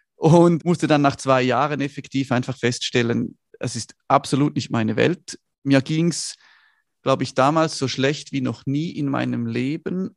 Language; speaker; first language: German; native; German